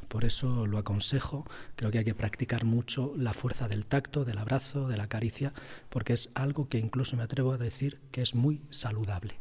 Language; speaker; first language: Spanish; native; Spanish